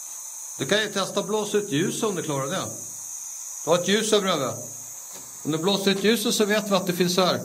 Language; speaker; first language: Swedish; native; Swedish